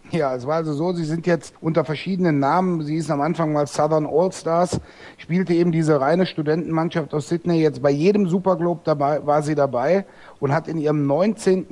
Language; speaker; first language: German; native; German